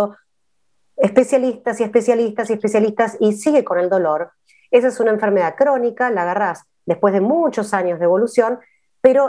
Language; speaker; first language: Spanish; native; Spanish